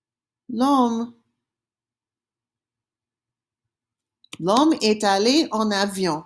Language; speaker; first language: French; non-native, fluent; English